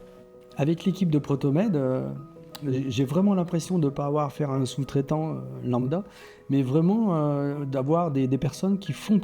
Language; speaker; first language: French; native; French